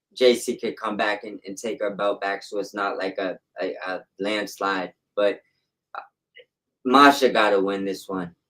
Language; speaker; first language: English; native; English